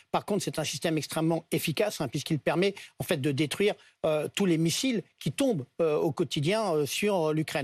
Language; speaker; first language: French; native; French